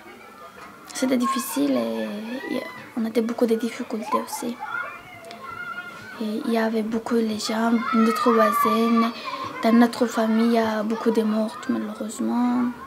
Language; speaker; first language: French; non-native, learner; Georgian